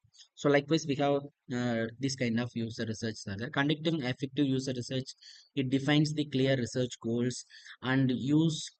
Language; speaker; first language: English; non-native, local second language; Tamil